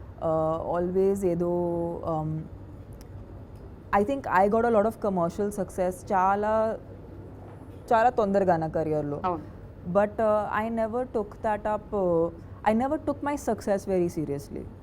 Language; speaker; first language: Telugu; non-native, fluent; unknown